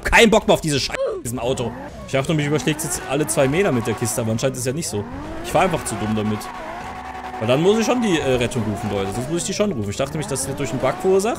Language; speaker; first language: German; native; German